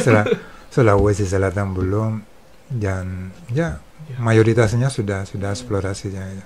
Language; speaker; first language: Indonesian; non-native, fluent; Spanish